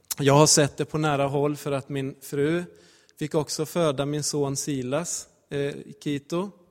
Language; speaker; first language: Swedish; native; Swedish